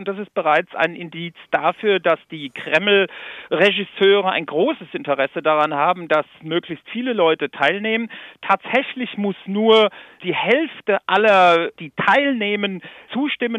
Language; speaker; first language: German; native; German